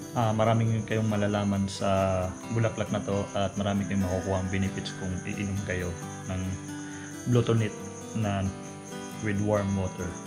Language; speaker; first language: Filipino; non-native, local second language; Cebuano